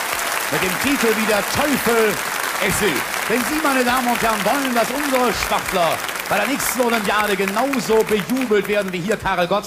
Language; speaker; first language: German; native; German